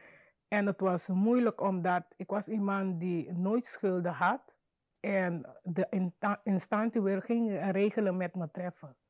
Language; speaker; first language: Dutch; non-native, learner; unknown